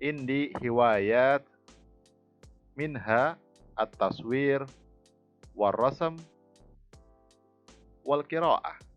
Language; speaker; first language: Arabic; non-native, fluent; Indonesian